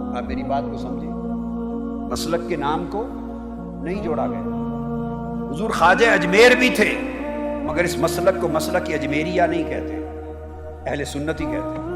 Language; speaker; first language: Urdu; native; Urdu